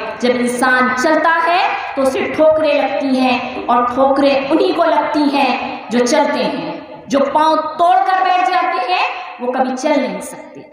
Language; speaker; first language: Urdu; native; Urdu